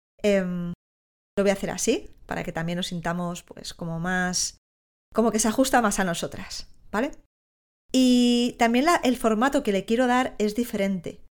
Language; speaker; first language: Spanish; native; Spanish